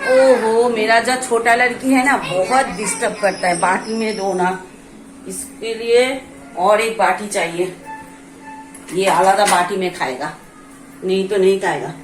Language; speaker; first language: Hindi; non-native, local second language; Bangla